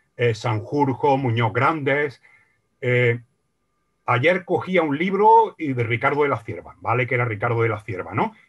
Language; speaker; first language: Spanish; native; Spanish